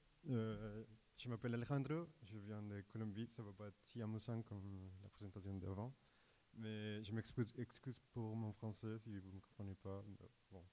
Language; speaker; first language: French; non-native, fluent; Spanish